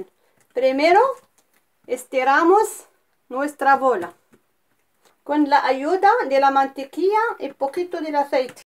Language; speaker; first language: Spanish; non-native, fluent; Arabic